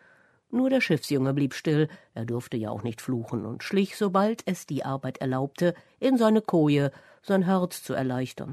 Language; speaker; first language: German; native; German